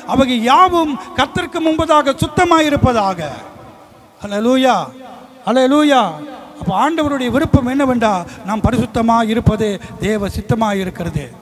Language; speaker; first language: Tamil; early bilingual, heritage; Tamil